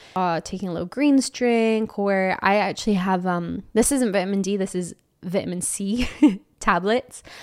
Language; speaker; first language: English; native; English